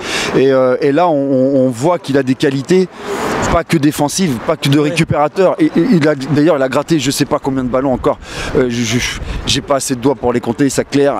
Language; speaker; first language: French; native; French